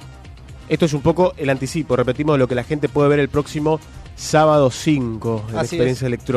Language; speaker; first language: Spanish; native; Spanish